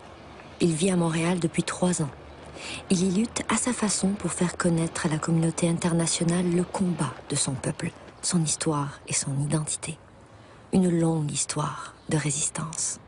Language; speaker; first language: French; native; French